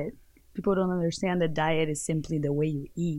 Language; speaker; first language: English; non-native, fluent; Portuguese